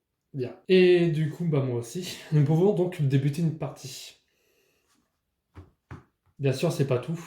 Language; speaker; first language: French; native; French